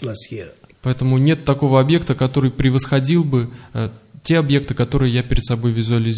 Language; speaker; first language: Russian; native; Russian